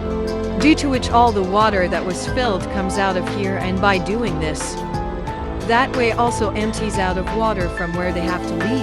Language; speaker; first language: English; non-native, local second language; Hindi